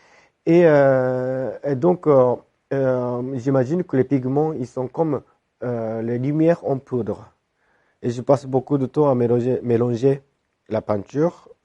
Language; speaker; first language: French; non-native, fluent; Japanese